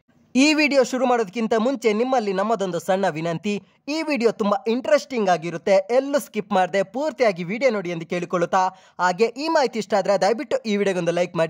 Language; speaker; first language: Kannada; native; Kannada